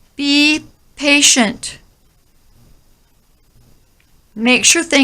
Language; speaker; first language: English; native; English